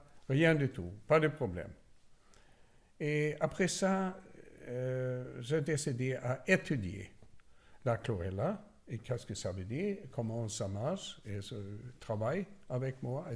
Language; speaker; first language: French; non-native, learner; Swedish